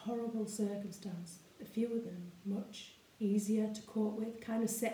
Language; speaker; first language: English; native; English